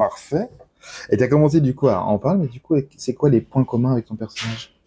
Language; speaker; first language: French; native; French